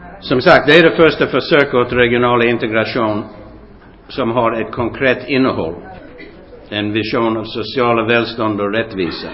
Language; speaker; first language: Swedish; non-native, fluent; English